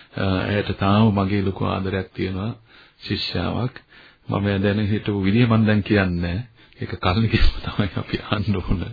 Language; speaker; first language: Sinhala; native; Sinhala